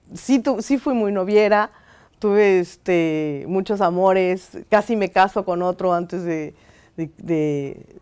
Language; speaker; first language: Spanish; native; Spanish